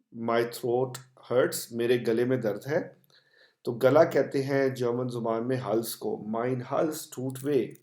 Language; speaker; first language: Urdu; non-native, local second language; Punjabi